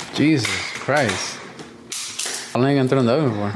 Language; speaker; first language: English; non-native, fluent; Spanish